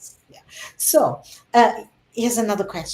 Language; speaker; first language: English; native; English